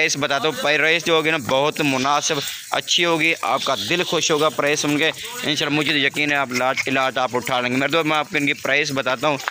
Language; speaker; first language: Urdu; non-native, local second language; Saraiki